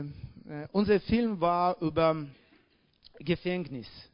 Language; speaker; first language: German; non-native, learner; Russian